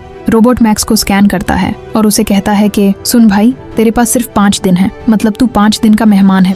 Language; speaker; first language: Hindi; native; Hindi